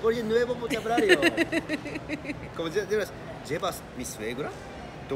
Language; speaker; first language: Spanish; non-native, learner; Japanese